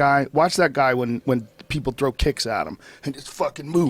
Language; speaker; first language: English; native; English